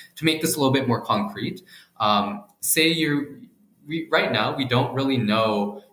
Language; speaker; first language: English; native; English